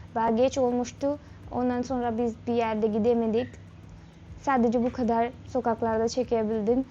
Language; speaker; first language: Turkish; non-native, learner; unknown